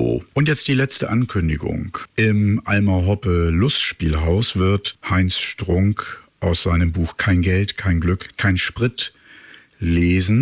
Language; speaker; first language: German; native; German